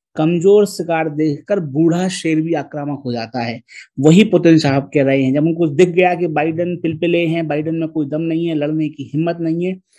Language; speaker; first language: Hindi; native; Hindi